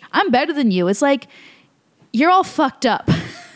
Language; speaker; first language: English; early bilingual, other home language; Spanish